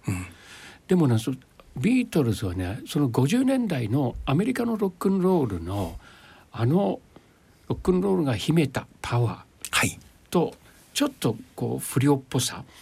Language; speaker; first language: Japanese; non-native, fluent; English